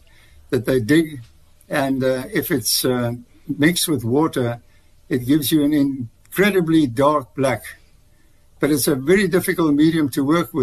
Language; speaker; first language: English; native; English